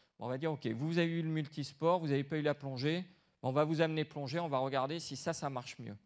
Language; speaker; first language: French; native; French